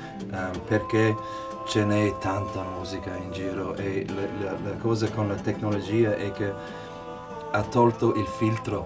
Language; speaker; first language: Italian; non-native, fluent; English